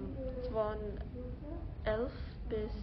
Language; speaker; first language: German; non-native, learner; English